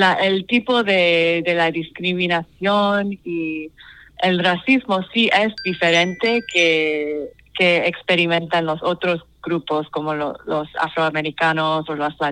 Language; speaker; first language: Spanish; non-native, fluent; English